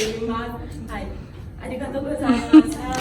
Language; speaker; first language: Japanese; native; Japanese